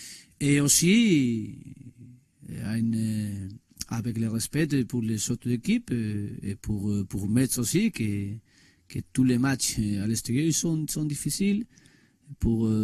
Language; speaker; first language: French; non-native, learner; Spanish